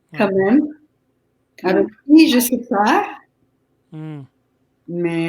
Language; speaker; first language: French; non-native, fluent; Spanish